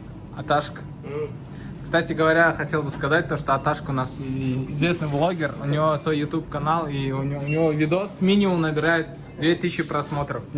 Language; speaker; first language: Russian; non-native, fluent; Turkmen